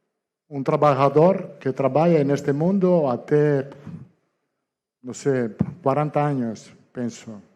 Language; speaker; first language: Portuguese; non-native, learner; Italian